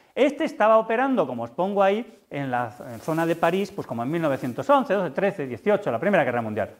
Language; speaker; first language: Spanish; native; Spanish